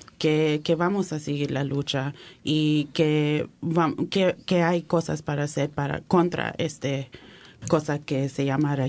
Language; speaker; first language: Spanish; early bilingual, heritage; Spanish